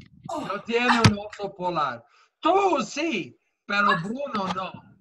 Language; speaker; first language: Spanish; non-native, fluent; English